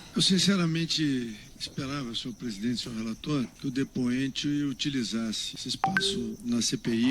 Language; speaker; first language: Portuguese; native; Portuguese